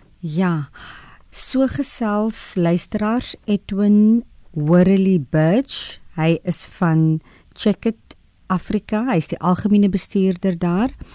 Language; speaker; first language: Afrikaans; native; Afrikaans